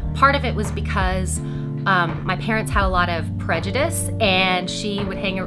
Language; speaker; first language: English; native; English